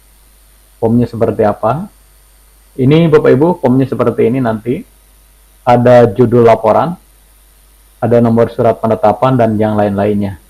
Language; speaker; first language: Indonesian; native; Indonesian